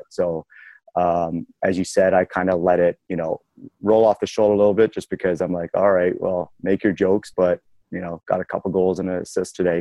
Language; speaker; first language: English; native; English